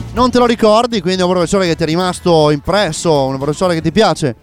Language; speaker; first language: Italian; native; Italian